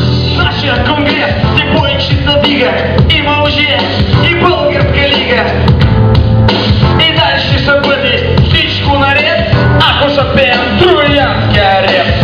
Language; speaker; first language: Bulgarian; early bilingual, heritage; Bulgarian